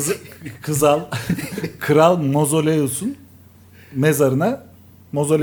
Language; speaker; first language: Turkish; native; Turkish